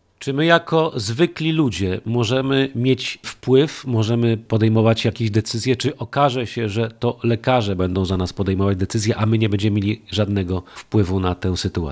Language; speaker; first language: Polish; native; Polish